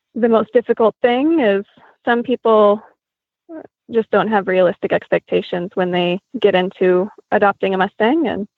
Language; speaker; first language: English; native; English